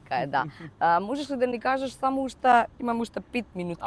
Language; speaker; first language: Macedonian; native; Macedonian